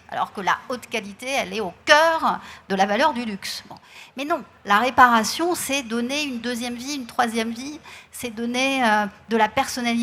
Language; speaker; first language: French; native; French